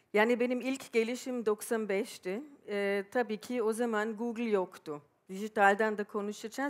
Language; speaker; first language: Turkish; non-native, fluent; German